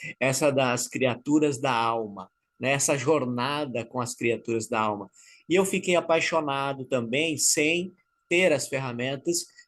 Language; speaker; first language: Portuguese; native; Portuguese